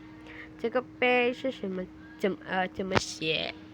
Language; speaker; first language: Chinese; non-native, fluent; Indonesian